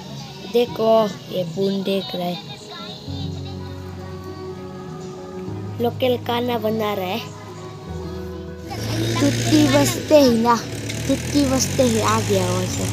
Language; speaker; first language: Hindi; non-native, local second language; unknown